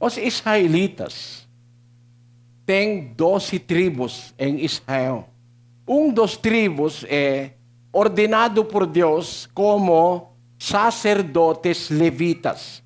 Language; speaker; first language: Portuguese; non-native, learner; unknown